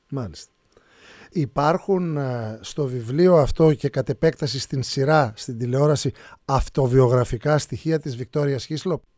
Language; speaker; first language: Greek; native; Greek